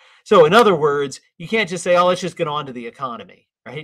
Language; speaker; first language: English; native; English